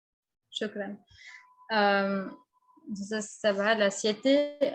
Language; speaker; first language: Spanish; non-native, fluent; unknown